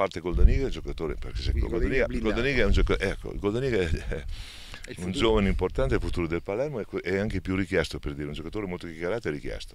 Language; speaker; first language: Italian; native; Italian